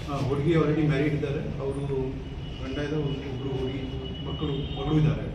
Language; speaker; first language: Kannada; non-native, learner; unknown